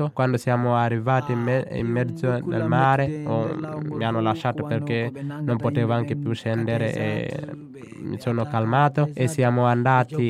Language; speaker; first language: Italian; non-native, fluent; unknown